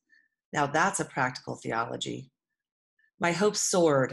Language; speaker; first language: English; native; English